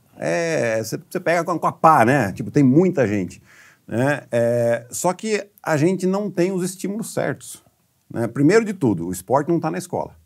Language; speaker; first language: Portuguese; native; Portuguese